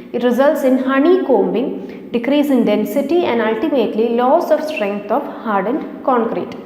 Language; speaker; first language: English; non-native, local second language; Malayalam